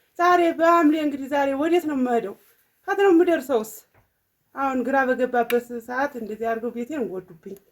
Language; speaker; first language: Amharic; native; Amharic